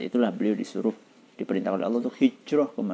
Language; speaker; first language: Indonesian; native; Indonesian